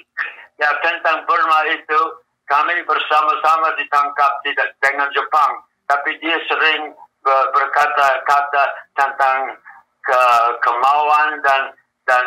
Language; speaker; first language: Indonesian; non-native, fluent; English